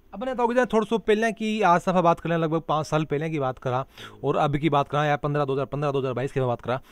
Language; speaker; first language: Hindi; native; Hindi